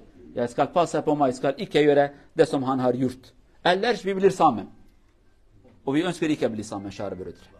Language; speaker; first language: Swedish; non-native, learner; Kurdish